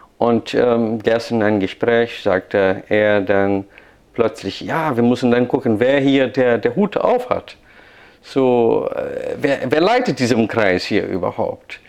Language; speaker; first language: German; non-native, fluent; Portuguese